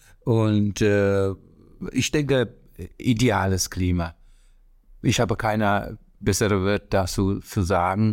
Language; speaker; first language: German; non-native, fluent; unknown